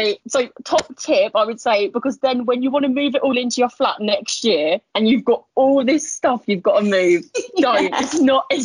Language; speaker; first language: English; native; English